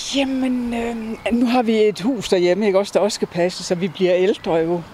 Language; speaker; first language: Danish; native; Danish